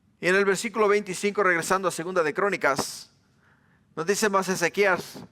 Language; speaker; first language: Spanish; native; Spanish